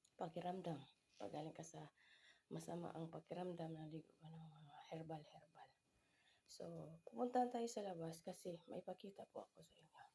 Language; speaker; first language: Filipino; non-native, local second language; Cebuano